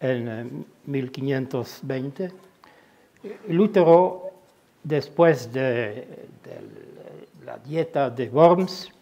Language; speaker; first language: Spanish; non-native, fluent; Dutch